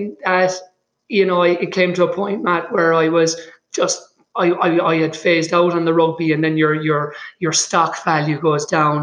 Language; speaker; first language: English; native; English